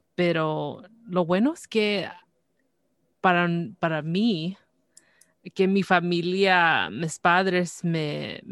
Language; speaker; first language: Spanish; early bilingual, heritage; Spanish